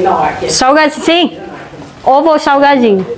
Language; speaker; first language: Portuguese; non-native, learner; Vietnamese